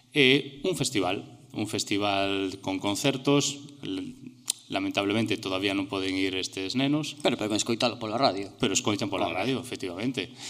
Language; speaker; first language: Galician; non-native, local second language; Spanish